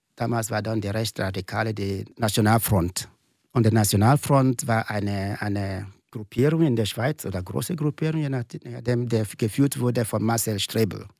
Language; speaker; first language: German; non-native, fluent; Igbo